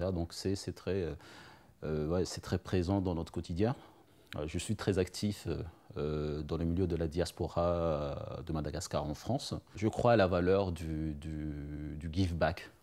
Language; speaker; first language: French; non-native, local second language; Malagasy